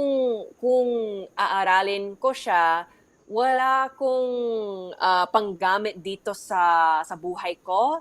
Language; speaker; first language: Filipino; early bilingual, heritage; English